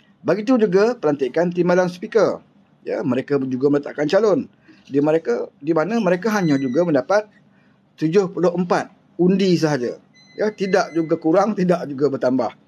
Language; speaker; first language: Malay; native; Malay